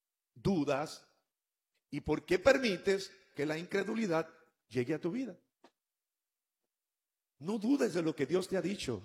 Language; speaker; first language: Spanish; native; Spanish